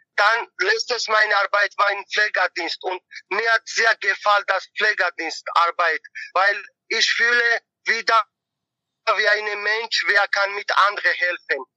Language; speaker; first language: German; non-native, learner; Georgian